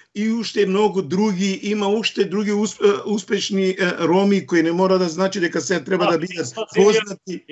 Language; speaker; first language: Macedonian; non-native, local second language; Romany